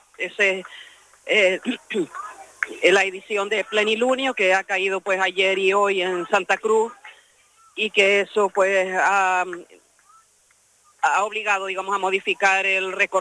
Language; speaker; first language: Spanish; native; Spanish